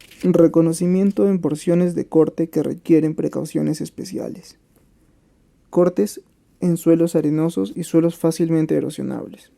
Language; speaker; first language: Spanish; native; Spanish